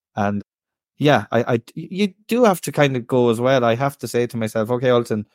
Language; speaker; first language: English; native; English